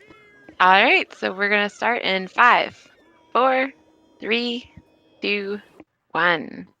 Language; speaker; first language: English; native; English